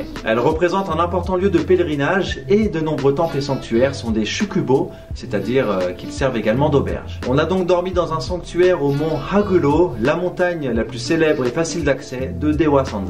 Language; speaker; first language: French; native; French